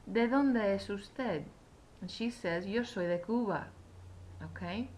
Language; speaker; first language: Spanish; non-native, fluent; English